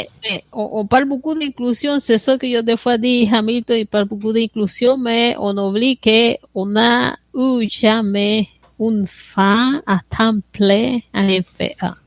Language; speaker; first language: French; non-native, fluent; Spanish